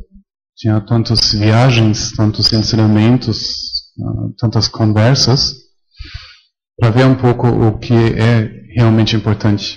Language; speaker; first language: Portuguese; non-native, fluent; German